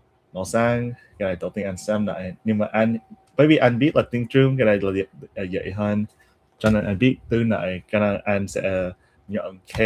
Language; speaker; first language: Vietnamese; non-native, learner; English